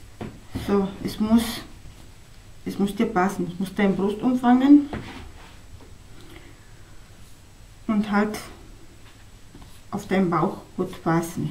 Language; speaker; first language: German; non-native, fluent; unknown